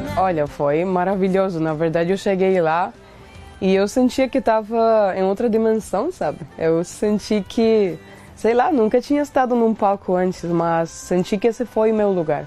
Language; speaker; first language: Portuguese; non-native, fluent; Spanish